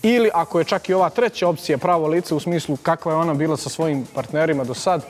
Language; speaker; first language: Serbian; native; Serbian